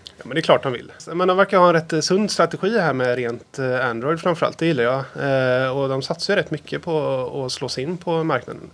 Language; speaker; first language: Swedish; native; Swedish